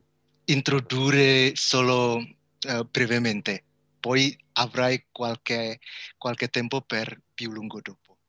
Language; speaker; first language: Italian; non-native, learner; Indonesian